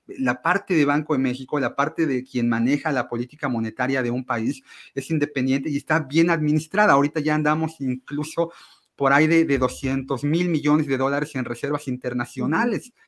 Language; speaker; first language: Spanish; native; Spanish